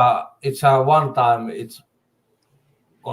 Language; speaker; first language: English; non-native, learner; Finnish